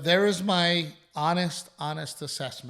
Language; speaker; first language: English; native; English